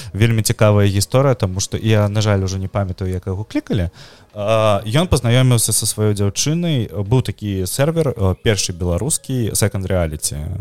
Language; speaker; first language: Belarusian; non-native, local second language; Russian